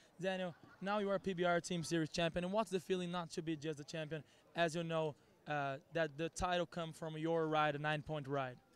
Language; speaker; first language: English; non-native, fluent; Portuguese